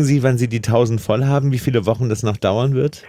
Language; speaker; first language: German; native; German